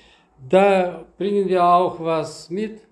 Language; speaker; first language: German; non-native, fluent; Russian